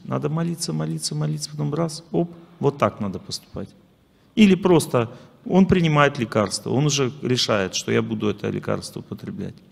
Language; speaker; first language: Russian; native; Russian